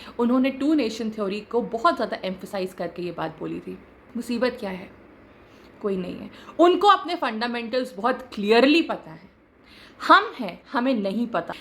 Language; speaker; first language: Hindi; native; Hindi